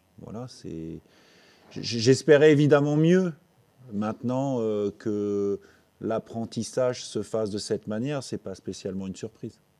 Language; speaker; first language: French; native; French